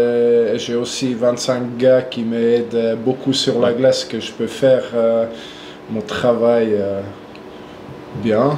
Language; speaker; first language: French; non-native, local second language; German